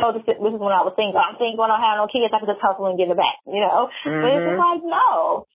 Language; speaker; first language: English; native; English